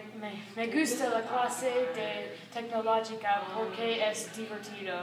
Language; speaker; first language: Spanish; non-native, learner; English